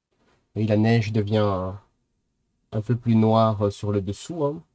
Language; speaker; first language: French; native; French